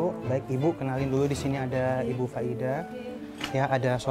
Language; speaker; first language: Indonesian; native; Indonesian